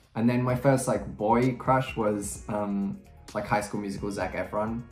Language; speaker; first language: English; native; English